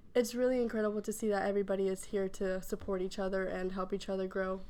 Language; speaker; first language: English; early bilingual, other home language; Spanish